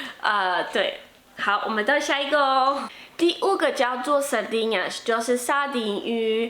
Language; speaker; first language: Chinese; non-native, fluent; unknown